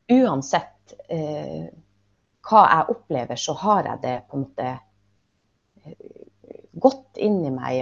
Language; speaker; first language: Norwegian; native; Norwegian